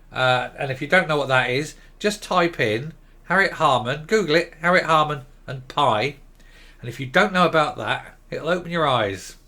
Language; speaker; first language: English; native; English